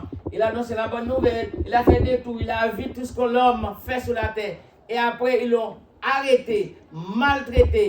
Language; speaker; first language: French; non-native, local second language; Haitian Creole